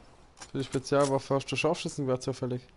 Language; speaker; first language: German; native; German